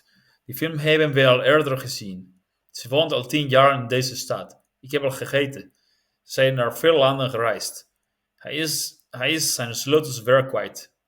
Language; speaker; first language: Dutch; non-native, learner; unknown